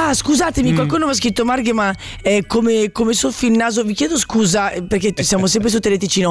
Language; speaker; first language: Italian; native; Italian